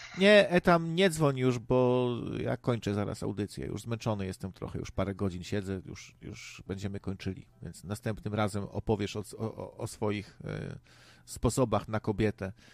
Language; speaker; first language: Polish; native; Polish